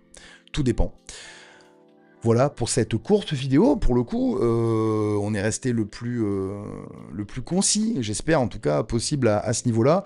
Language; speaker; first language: French; native; French